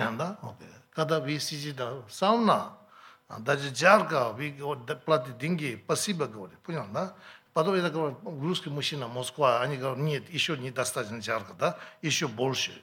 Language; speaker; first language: Russian; non-native, learner; Tibetan